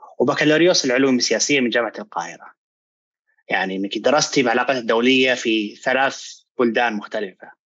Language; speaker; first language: Arabic; native; Arabic